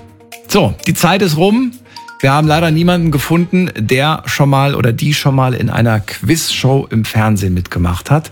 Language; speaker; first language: German; native; German